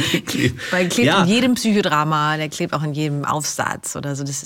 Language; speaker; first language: German; native; German